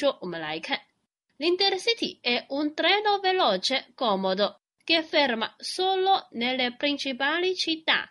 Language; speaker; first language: Italian; non-native, fluent; Chinese